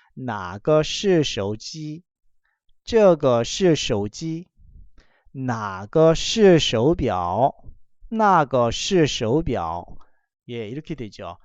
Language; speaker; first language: Korean; native; Korean